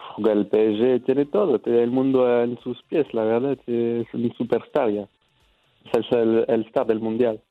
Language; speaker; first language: Spanish; non-native, fluent; French